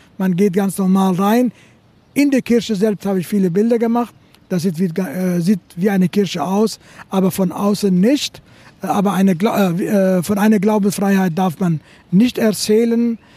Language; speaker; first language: German; non-native, fluent; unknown